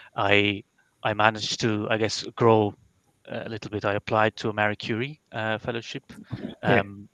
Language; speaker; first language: English; non-native, fluent; Dutch